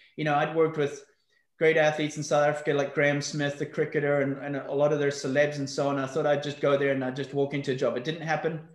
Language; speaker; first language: English; native; English